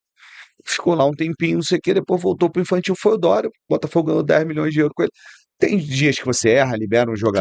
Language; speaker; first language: Portuguese; native; Portuguese